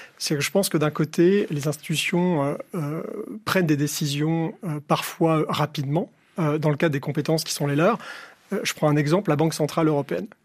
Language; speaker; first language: French; native; French